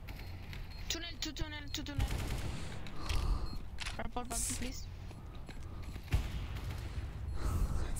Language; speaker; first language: English; non-native, learner; Portuguese